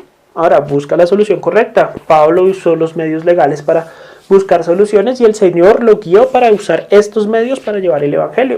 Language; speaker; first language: Spanish; native; Spanish